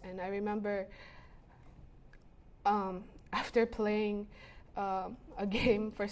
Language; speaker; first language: English; early bilingual, other home language; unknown